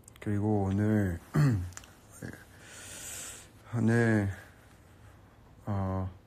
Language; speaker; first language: Korean; non-native, learner; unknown